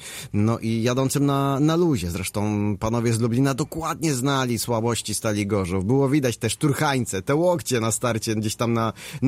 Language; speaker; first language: Polish; native; Polish